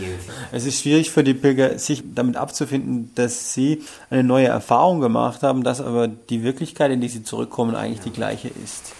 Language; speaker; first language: German; native; German